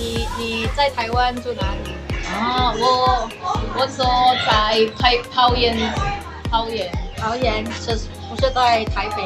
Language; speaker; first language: Chinese; non-native, fluent; Filipino